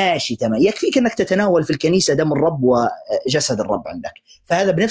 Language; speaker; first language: Arabic; native; Arabic